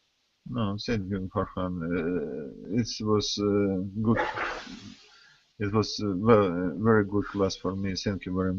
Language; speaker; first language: English; non-native, learner; Russian